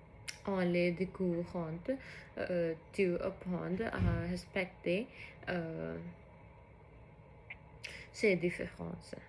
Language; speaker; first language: French; non-native, learner; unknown